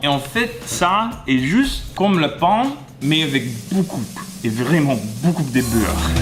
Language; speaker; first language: French; non-native, learner; English